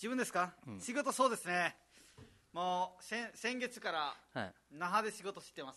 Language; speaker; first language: Japanese; non-native, fluent; Nepali